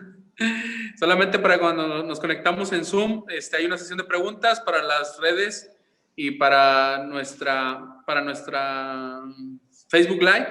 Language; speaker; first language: Spanish; native; Spanish